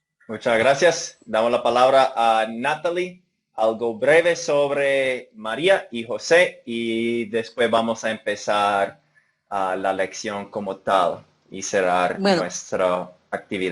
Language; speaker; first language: Spanish; non-native, fluent; English